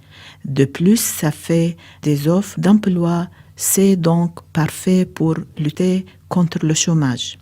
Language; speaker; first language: French; non-native, learner; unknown